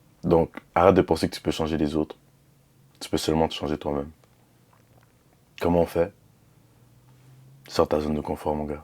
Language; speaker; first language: French; native; French